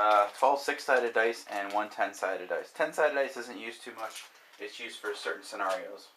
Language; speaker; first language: English; native; English